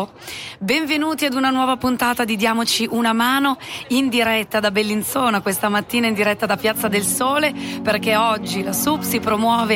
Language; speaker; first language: Italian; native; Italian